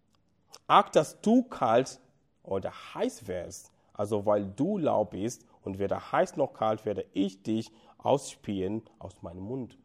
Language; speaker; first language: German; non-native, fluent; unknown